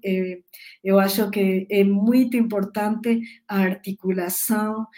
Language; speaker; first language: Portuguese; non-native, learner; Spanish